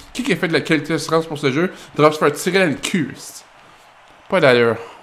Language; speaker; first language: French; native; French